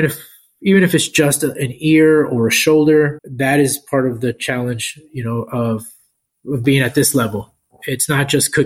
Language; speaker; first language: English; native; English